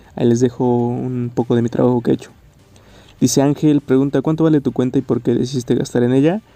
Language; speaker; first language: Spanish; native; Spanish